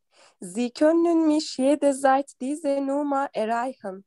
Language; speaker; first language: German; non-native, learner; Turkish